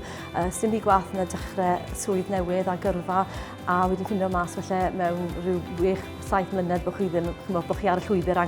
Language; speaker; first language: Welsh; native; Welsh